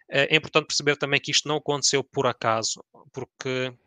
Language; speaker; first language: Portuguese; early bilingual, other home language; Ukrainian